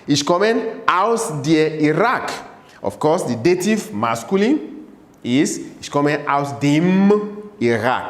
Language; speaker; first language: German; non-native, fluent; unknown